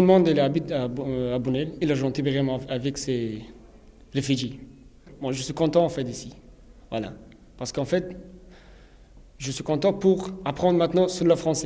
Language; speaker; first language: French; non-native, learner; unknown